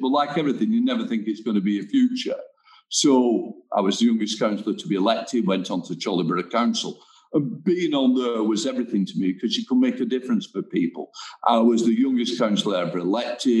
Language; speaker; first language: English; native; English